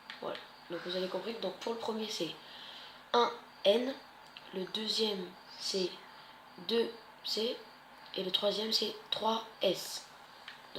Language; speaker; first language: French; native; French